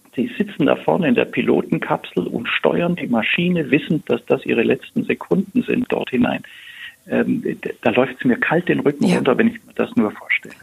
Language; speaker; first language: German; native; German